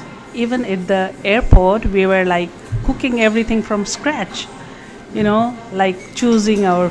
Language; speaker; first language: English; non-native, local second language; Nepali